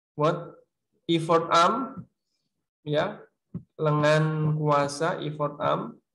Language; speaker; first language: English; non-native, learner; Indonesian